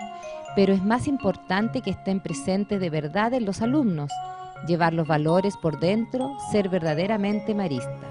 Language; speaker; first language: Spanish; native; Spanish